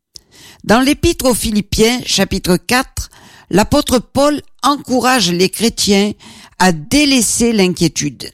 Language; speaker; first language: French; native; French